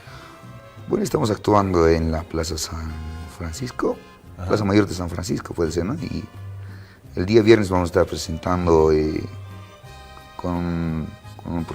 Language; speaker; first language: Spanish; non-native, local second language; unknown